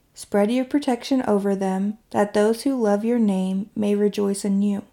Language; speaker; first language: English; native; English